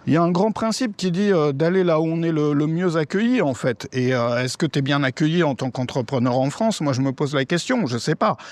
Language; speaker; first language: French; native; French